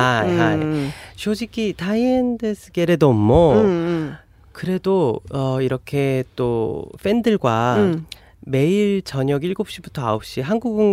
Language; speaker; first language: Japanese; non-native, learner; Korean